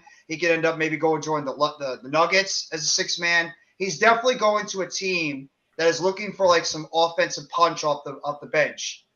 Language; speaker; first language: English; native; English